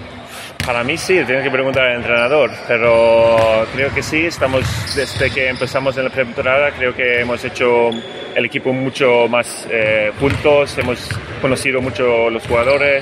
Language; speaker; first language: Spanish; non-native, fluent; Swedish